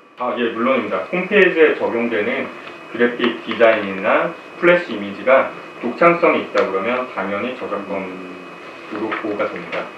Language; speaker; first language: Korean; native; Korean